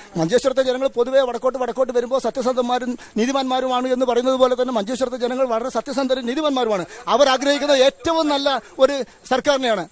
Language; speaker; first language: Malayalam; non-native, local second language; Kannada